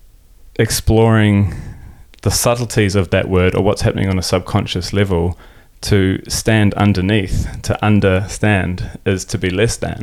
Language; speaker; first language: English; non-native, local second language; German